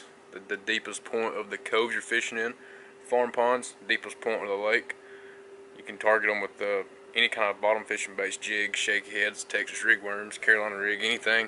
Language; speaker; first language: English; native; English